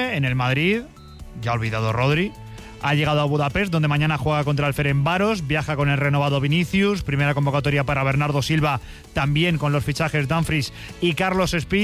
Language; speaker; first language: Spanish; native; Spanish